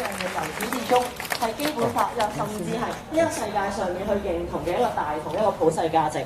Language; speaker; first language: Cantonese; native; Cantonese